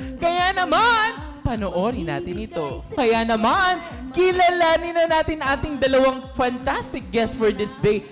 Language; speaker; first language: Filipino; native; Filipino